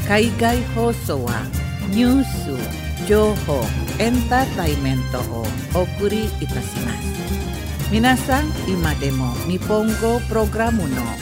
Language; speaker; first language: Japanese; non-native, learner; Indonesian